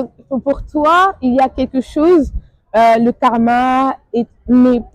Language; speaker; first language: French; native; French